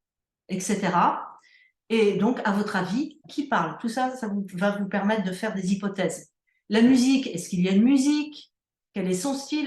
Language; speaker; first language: French; native; French